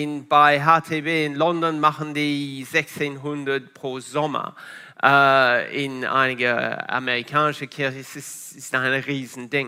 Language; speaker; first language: German; non-native, fluent; Italian